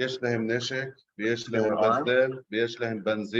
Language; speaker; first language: Hebrew; non-native, local second language; Arabic